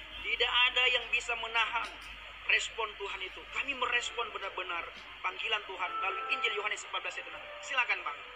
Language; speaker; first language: Indonesian; non-native, local second language; Achinese